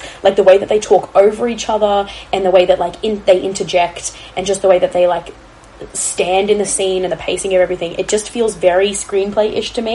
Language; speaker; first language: English; native; English